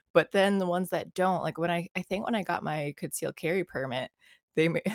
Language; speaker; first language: English; early bilingual, other home language; Filipino